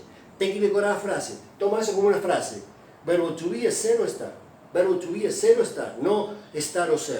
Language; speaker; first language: Portuguese; non-native, fluent; Spanish